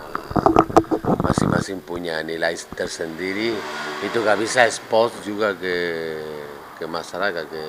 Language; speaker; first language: Indonesian; non-native, fluent; Spanish